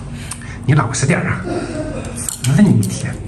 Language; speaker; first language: Chinese; native; Chinese